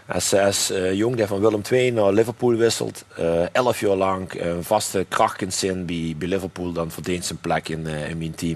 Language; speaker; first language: Dutch; native; Dutch